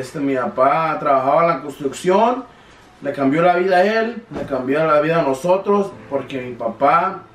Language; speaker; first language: Spanish; early bilingual, heritage; Spanish